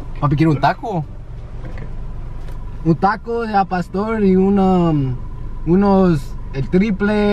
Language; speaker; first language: Spanish; early bilingual, heritage; Spanish